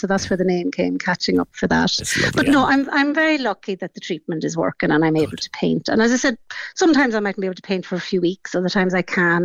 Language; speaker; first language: English; native; English